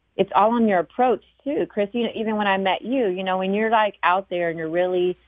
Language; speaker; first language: English; early bilingual, other home language; Spanish